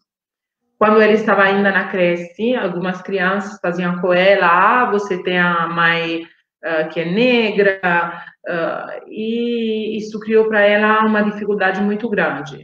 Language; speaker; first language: Portuguese; non-native, fluent; Italian